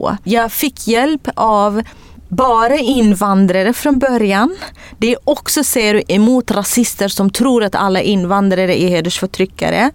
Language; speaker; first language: Swedish; non-native, fluent; Kurdish